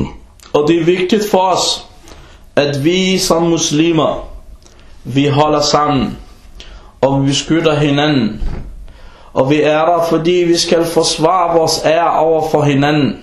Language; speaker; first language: Danish; early bilingual, other home language; Arabic